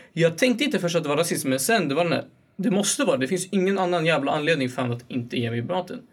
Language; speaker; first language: Swedish; early bilingual, other home language; Kurdish